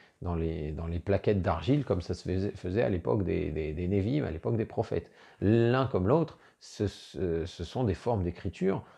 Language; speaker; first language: French; native; French